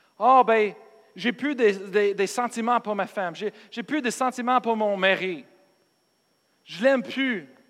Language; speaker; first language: French; non-native, fluent; English